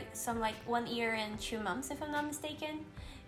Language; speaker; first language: English; non-native, fluent; Portuguese